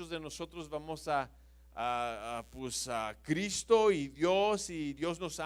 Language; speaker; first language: Spanish; non-native, fluent; English